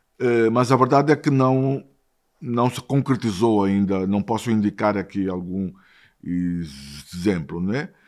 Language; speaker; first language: Portuguese; native; Portuguese